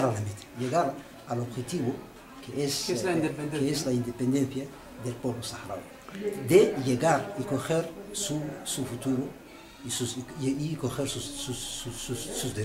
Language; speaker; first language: Spanish; non-native, fluent; Arabic